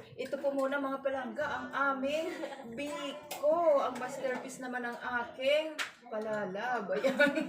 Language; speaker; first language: Filipino; non-native, local second language; Waray